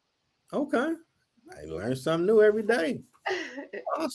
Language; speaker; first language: English; native; English